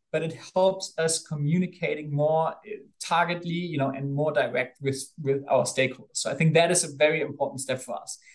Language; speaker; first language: English; non-native, fluent; German